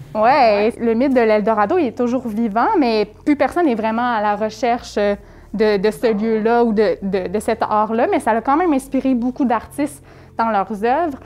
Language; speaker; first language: French; native; French